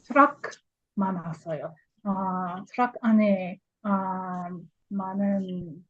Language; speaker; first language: Korean; non-native, learner; English